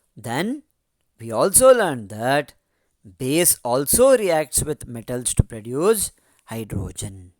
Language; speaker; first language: English; non-native, local second language; Kannada